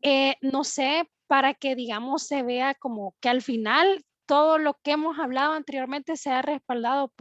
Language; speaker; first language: Spanish; native; Spanish